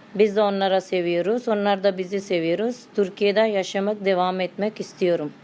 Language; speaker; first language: Turkish; non-native, learner; Urdu